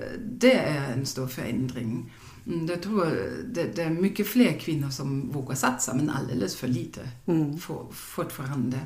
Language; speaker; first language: Swedish; non-native, fluent; German